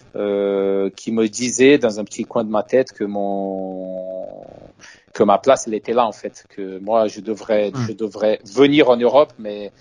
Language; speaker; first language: French; non-native, fluent; Portuguese